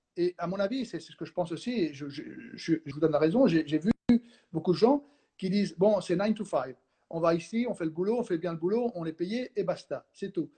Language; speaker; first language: French; non-native, fluent; Spanish